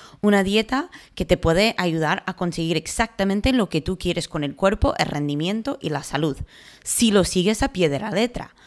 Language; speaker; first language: Spanish; non-native, fluent; English